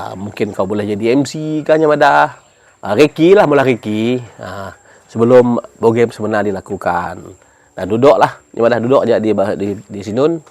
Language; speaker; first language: Malay; non-native, local second language; Iban